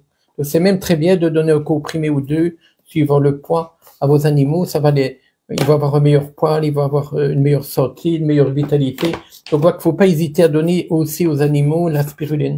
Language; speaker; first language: French; native; French